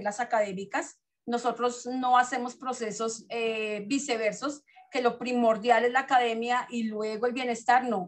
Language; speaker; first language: Spanish; native; Spanish